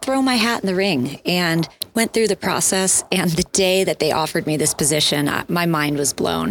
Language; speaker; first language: English; native; English